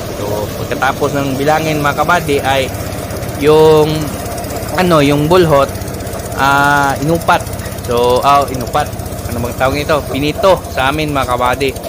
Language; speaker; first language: Filipino; non-native, local second language; Cebuano